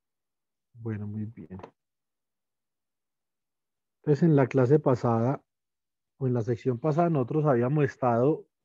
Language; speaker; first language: Spanish; native; Spanish